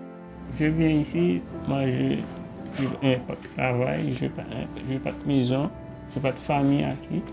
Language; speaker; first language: French; non-native, learner; Haitian Creole